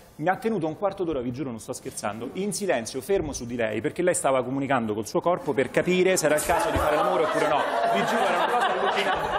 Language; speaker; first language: Italian; native; Italian